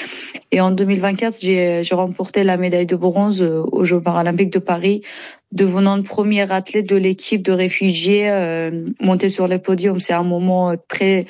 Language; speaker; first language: French; non-native, learner; Persian